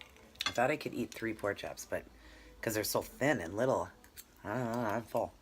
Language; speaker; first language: English; native; English